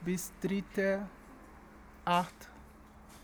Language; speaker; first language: German; non-native, learner; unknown